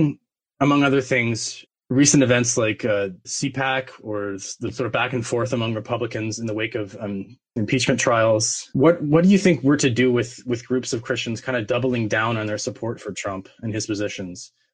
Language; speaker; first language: English; native; English